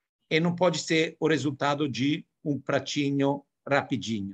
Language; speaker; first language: Portuguese; non-native, fluent; Italian